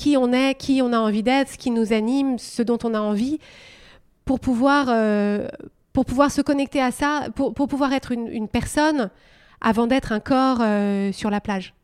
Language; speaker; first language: French; native; French